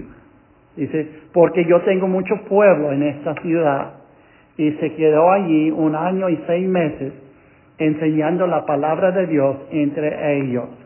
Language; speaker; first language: Spanish; non-native, fluent; English